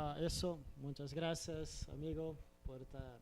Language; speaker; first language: Spanish; non-native, learner; Portuguese